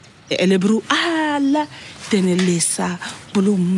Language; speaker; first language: Swedish; non-native, learner; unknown